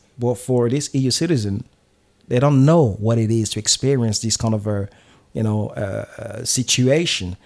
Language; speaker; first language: English; non-native, fluent; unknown